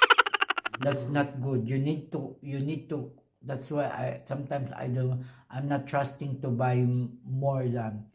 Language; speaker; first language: English; non-native, learner; Filipino